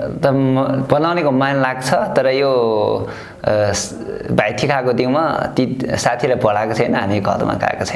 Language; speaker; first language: Nepali; non-native, learner; Chinese